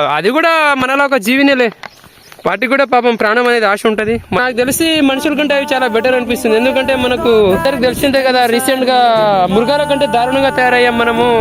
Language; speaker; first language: Telugu; non-native, local second language; Lambadi